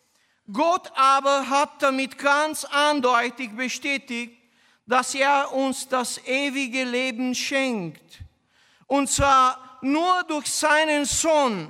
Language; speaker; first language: German; non-native, fluent; Romanian